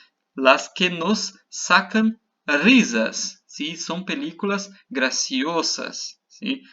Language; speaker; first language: Spanish; non-native, fluent; Portuguese